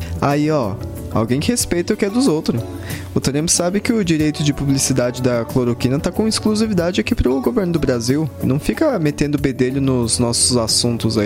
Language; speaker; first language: Portuguese; native; Portuguese